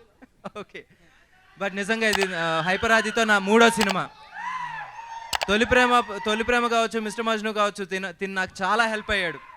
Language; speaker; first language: Telugu; native; Telugu